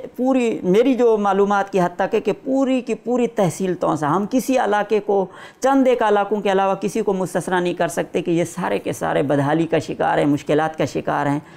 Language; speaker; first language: Urdu; non-native, local second language; Saraiki